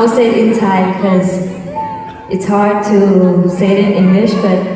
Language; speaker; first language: English; non-native, learner; Thai